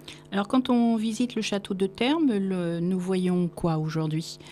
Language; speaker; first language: French; native; French